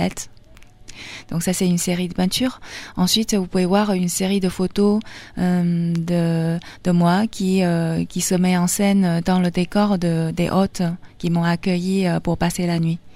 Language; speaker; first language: French; non-native, fluent; Chinese